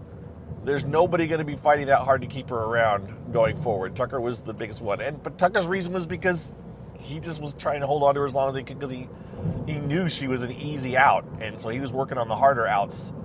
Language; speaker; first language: English; native; English